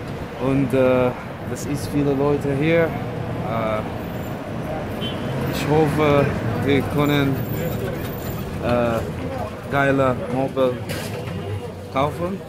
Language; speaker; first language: German; non-native, learner; Arabic